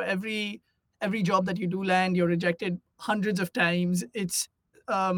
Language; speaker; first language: English; non-native, local second language; Hindi